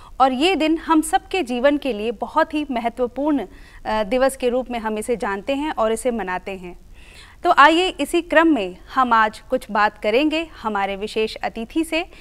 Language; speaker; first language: Hindi; native; Hindi